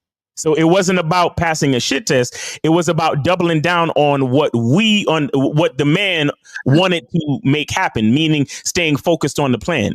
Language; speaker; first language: English; native; English